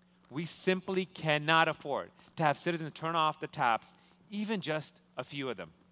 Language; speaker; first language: English; native; English